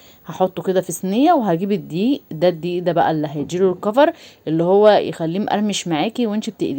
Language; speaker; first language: Arabic; native; Arabic